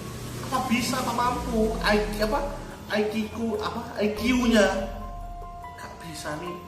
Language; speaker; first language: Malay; non-native, local second language; Javanese